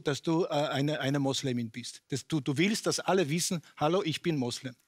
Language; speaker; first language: German; non-native, fluent; Polish